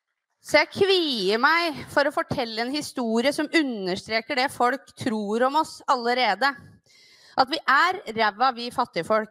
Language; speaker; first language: Norwegian; native; Norwegian